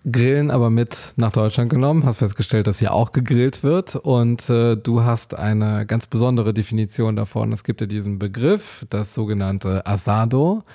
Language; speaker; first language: German; native; German